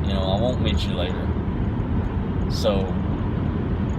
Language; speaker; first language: English; native; English